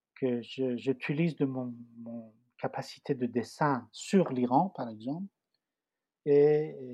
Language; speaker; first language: French; non-native, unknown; Persian